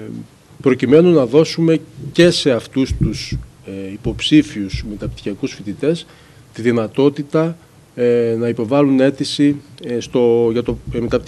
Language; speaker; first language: Greek; native; Greek